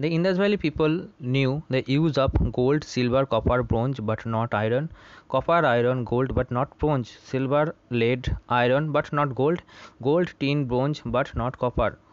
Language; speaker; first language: English; non-native, local second language; Bangla